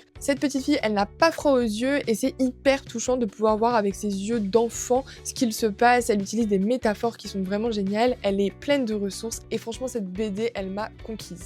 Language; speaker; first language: French; native; French